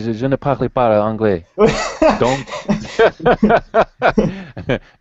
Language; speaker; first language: French; non-native, learner; English